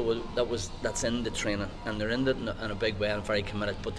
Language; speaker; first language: English; native; English